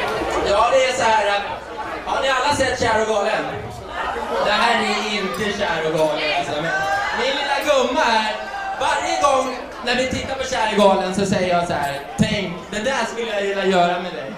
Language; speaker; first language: Swedish; non-native, learner; Finnish